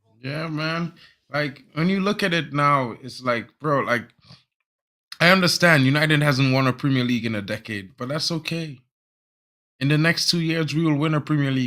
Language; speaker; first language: English; native; English